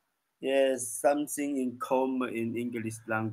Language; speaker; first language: English; non-native, learner; Chinese